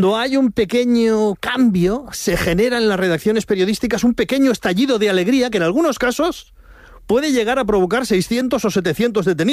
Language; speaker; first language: Spanish; native; Spanish